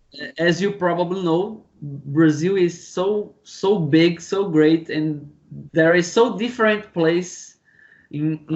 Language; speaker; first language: English; non-native, learner; Portuguese